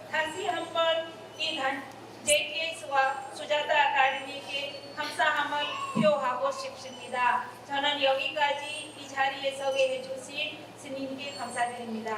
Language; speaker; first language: Korean; non-native, learner; Hindi